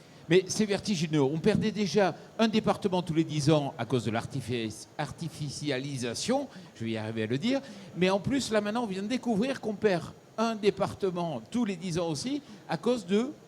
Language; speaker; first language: French; native; French